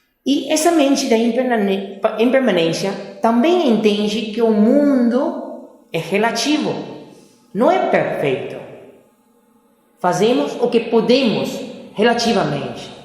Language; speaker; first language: Portuguese; non-native, fluent; Spanish